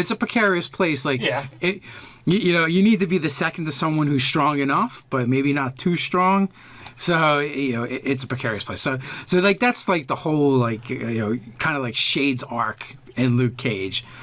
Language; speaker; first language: English; native; English